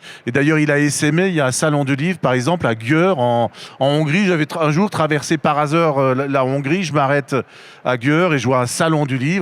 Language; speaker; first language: French; native; French